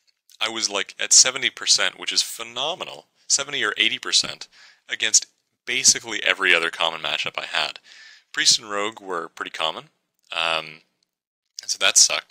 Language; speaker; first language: English; native; English